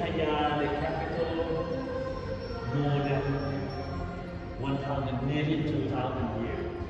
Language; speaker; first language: English; non-native, learner; Thai